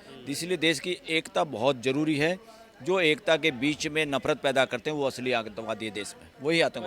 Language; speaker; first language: Hindi; native; Hindi